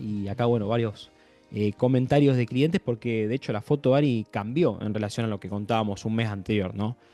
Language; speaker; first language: Spanish; native; Spanish